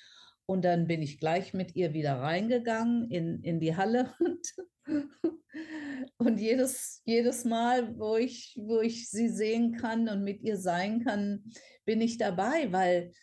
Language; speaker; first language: German; non-native, fluent; English